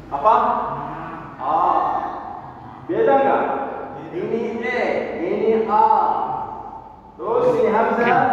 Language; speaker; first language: Indonesian; non-native, learner; Arabic